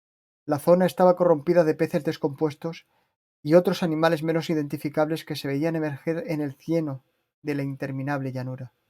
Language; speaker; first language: Spanish; native; Spanish